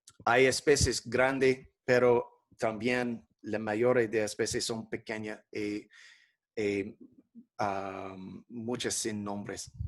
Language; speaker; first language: Spanish; non-native, fluent; English